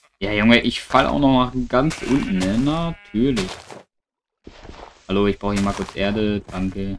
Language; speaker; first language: German; native; German